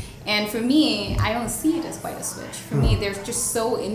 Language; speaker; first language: English; non-native, local second language; Telugu